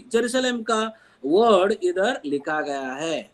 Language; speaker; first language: Hindi; non-native, local second language; Telugu